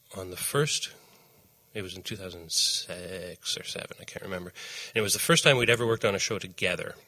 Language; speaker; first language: English; native; English